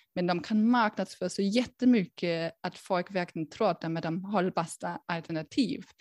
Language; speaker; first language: Swedish; non-native, fluent; German